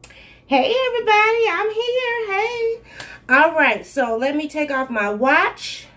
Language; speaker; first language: English; native; English